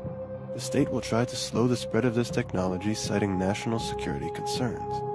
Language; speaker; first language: English; non-native, fluent; Hebrew